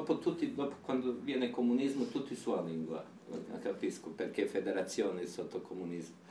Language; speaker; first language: Italian; non-native, learner; Serbian